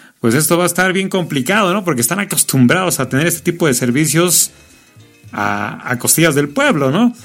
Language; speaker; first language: Spanish; native; Spanish